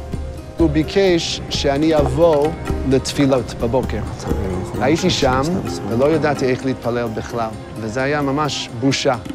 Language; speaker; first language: Hebrew; non-native, fluent; English